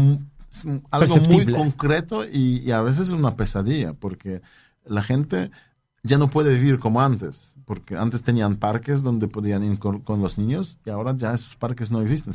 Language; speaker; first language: Spanish; non-native, fluent; Polish